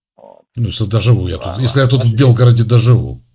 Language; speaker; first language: Russian; native; Russian